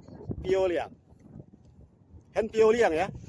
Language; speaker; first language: Chinese; non-native, learner; Indonesian